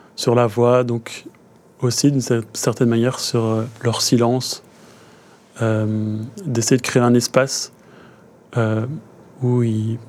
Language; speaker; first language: French; native; French